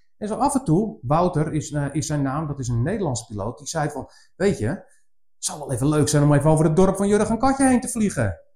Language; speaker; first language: Dutch; native; Dutch